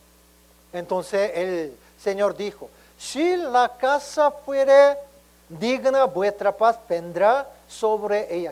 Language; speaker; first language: Spanish; non-native, learner; Korean